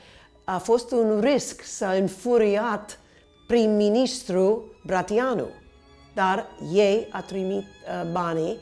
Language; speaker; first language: Romanian; early bilingual, heritage; Romanian